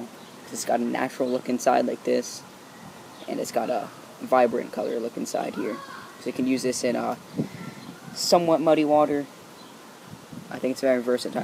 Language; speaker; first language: English; native; English